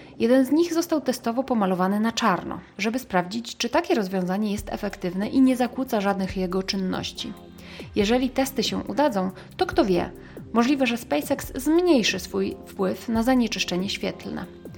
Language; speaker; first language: Polish; native; Polish